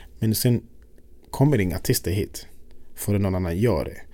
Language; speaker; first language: Swedish; non-native, fluent; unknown